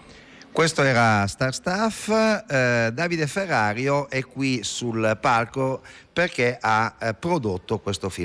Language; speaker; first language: Italian; native; Italian